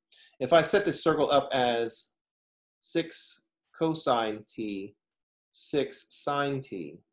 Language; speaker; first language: English; native; English